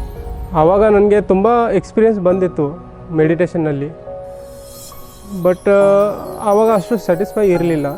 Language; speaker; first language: Kannada; non-native, local second language; Marathi